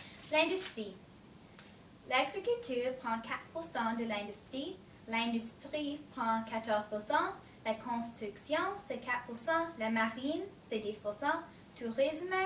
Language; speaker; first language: French; non-native, learner; English